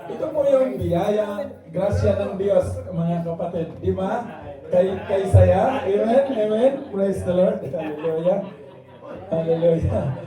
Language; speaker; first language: Filipino; non-native, local second language; Cebuano